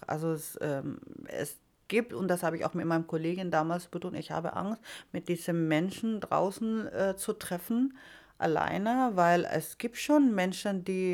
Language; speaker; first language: German; non-native, fluent; Iloko